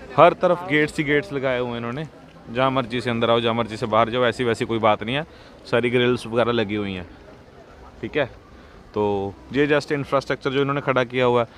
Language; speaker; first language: Hindi; non-native, local second language; Punjabi